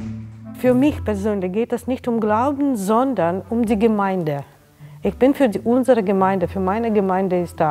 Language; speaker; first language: German; non-native, fluent; Russian